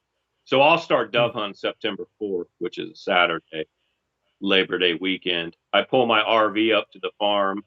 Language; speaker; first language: English; native; English